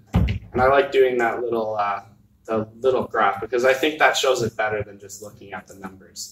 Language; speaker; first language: English; native; English